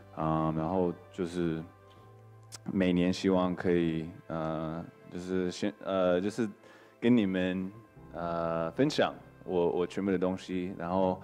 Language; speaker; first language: Chinese; early bilingual, heritage; English